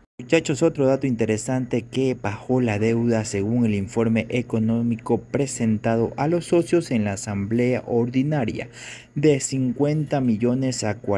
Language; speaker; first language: Spanish; native; Spanish